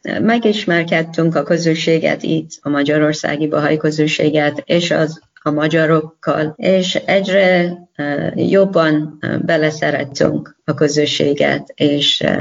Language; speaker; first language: Hungarian; non-native, learner; Persian